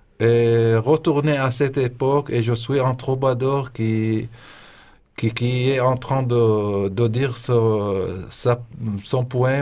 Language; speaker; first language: French; non-native, fluent; Arabic